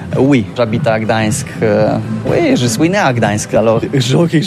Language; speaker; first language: French; non-native, learner; Polish